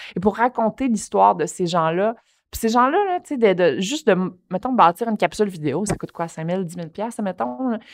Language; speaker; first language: French; native; French